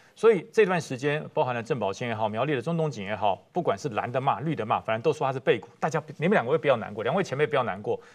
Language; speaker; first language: Chinese; native; Chinese